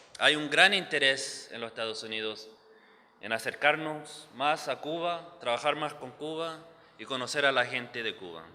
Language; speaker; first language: Spanish; early bilingual, heritage; English